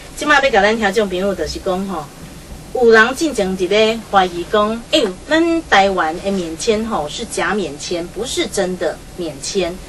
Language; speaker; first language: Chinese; native; Chinese